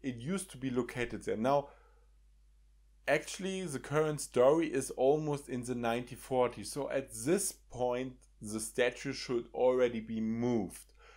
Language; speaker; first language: English; non-native, fluent; German